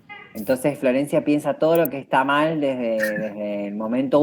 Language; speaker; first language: Spanish; native; Spanish